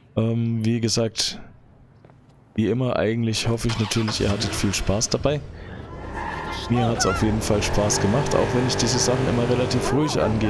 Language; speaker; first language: German; native; German